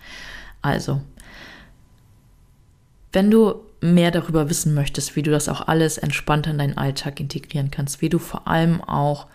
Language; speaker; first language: German; native; German